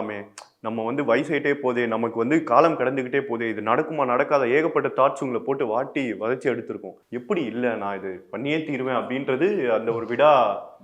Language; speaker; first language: Tamil; native; Tamil